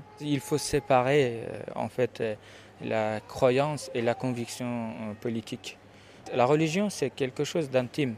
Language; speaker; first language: French; non-native, fluent; Persian